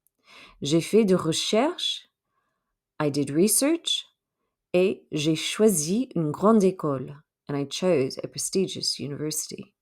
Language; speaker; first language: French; non-native, fluent; English